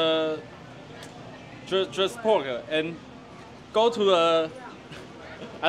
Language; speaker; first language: English; non-native, learner; Chinese